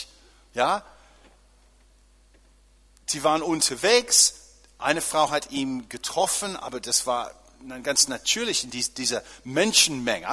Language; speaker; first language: German; non-native, fluent; English